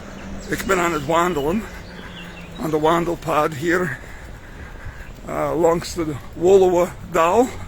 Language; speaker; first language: Dutch; non-native, fluent; English